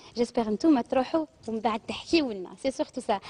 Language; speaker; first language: French; non-native, local second language; Arabic